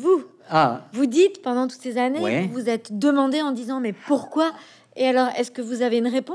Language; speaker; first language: French; native; French